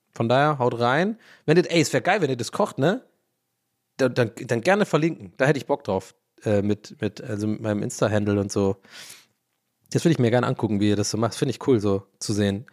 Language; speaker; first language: German; early bilingual, other home language; English